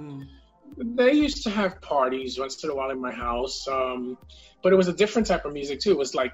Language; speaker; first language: English; native; English